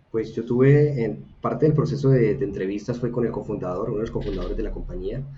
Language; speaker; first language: Spanish; native; Spanish